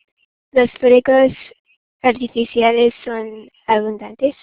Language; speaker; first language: Spanish; non-native, learner; English